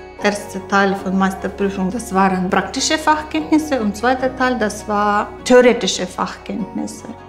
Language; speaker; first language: German; non-native, learner; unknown